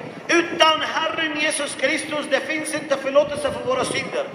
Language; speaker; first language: Swedish; non-native, fluent; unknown